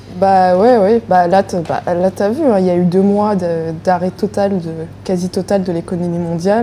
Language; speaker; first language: French; native; French